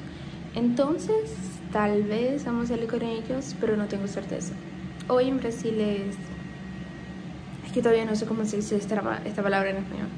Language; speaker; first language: Spanish; non-native, fluent; Portuguese